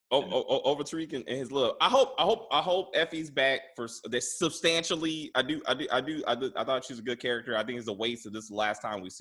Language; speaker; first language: English; native; English